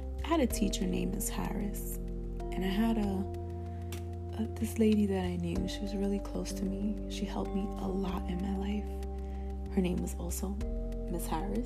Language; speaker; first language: English; early bilingual, other home language; Spanish